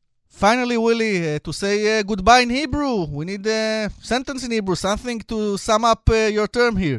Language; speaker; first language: English; non-native, fluent; Hebrew